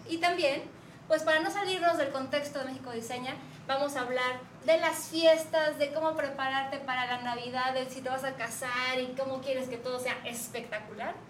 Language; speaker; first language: Spanish; native; Spanish